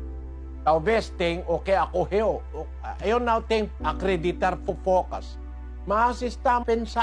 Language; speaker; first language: Portuguese; non-native, local second language; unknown